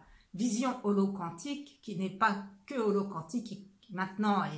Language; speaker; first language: French; native; French